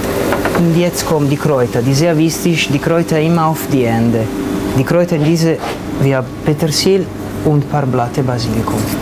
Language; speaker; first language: German; non-native, learner; Italian